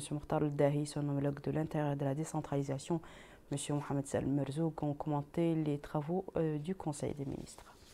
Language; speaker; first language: French; non-native, local second language; Arabic